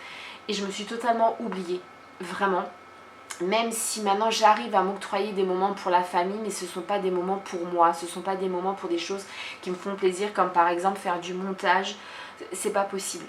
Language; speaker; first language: French; native; French